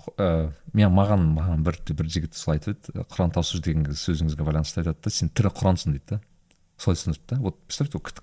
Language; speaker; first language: Kazakh; native; Kazakh